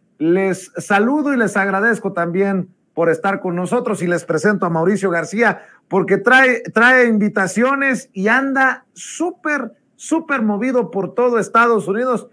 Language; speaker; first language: Spanish; early bilingual, other home language; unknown